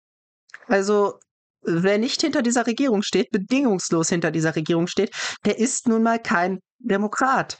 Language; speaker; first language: German; native; German